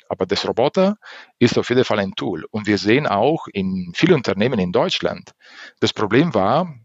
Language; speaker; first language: German; non-native, fluent; Italian